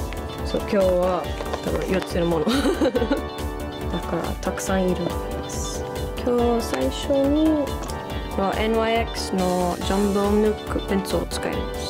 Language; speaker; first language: Japanese; non-native, learner; English